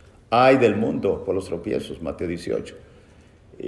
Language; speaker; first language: Spanish; native; Spanish